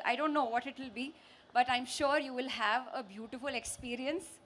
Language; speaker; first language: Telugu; non-native, learner; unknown